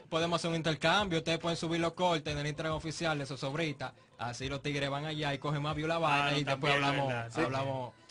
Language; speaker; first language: Spanish; native; Spanish